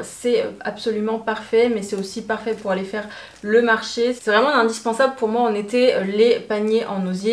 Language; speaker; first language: French; native; French